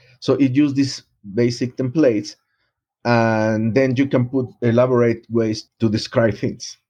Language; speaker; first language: English; non-native, fluent; Spanish